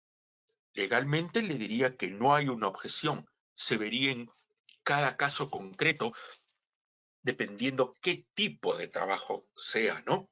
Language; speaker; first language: Spanish; native; Spanish